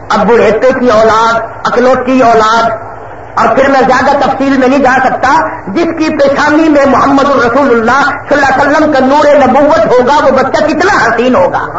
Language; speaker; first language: Urdu; non-native, local second language; Saraiki